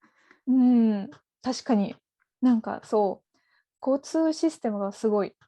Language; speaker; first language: Japanese; non-native, fluent; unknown